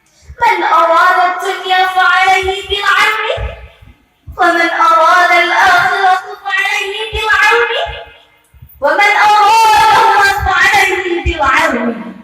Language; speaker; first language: Arabic; non-native, learner; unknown